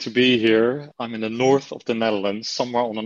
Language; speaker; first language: English; non-native, fluent; Dutch